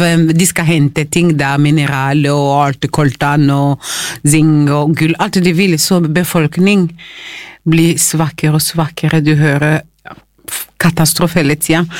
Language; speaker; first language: Norwegian; non-native, fluent; Swahili